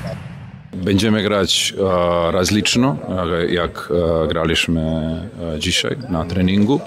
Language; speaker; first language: Polish; non-native, learner; Serbian